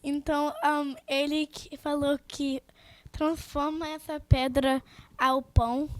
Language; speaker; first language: Portuguese; early bilingual, heritage; Portuguese